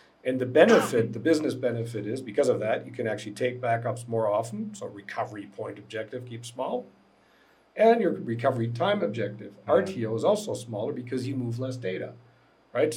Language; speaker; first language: English; non-native, fluent; German